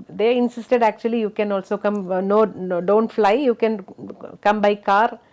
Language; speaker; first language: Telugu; non-native, learner; Malayalam